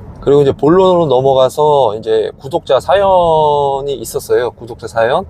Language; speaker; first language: Korean; native; Korean